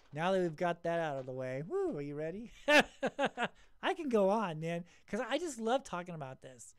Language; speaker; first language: English; native; English